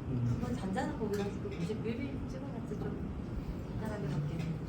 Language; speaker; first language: Korean; native; Korean